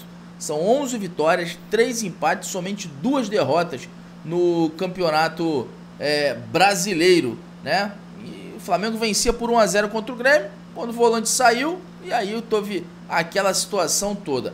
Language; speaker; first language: Portuguese; native; Portuguese